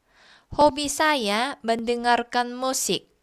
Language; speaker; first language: Indonesian; non-native, fluent; Korean